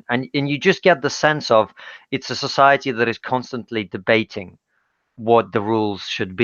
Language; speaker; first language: English; non-native, fluent; Russian